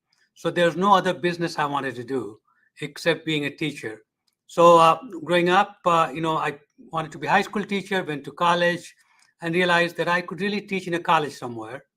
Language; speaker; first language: English; non-native, fluent; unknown